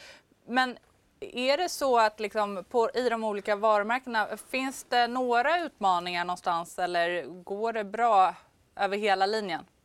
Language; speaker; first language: Swedish; native; Swedish